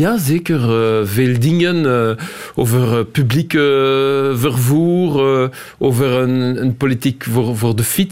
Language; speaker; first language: Dutch; non-native, local second language; French